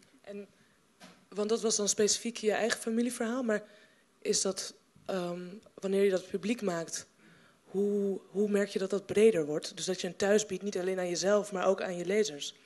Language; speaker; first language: Dutch; native; Dutch